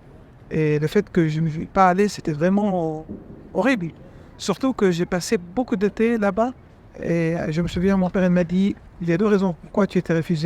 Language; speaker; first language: French; non-native, fluent; Arabic